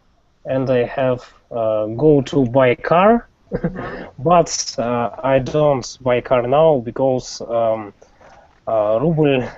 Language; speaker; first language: English; non-native, learner; Russian